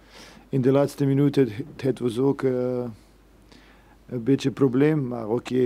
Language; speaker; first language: Dutch; non-native, fluent; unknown